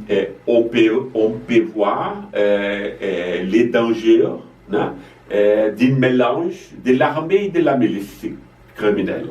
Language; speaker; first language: French; non-native, fluent; Portuguese